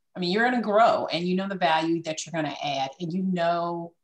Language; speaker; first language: English; native; English